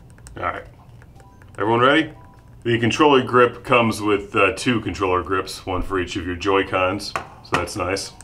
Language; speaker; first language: English; native; English